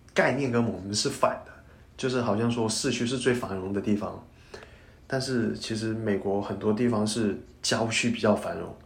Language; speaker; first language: Chinese; non-native, local second language; Cantonese